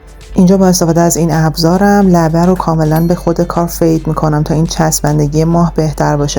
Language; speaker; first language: Persian; native; Persian